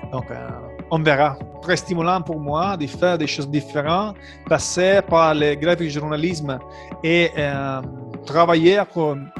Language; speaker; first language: French; non-native, learner; Italian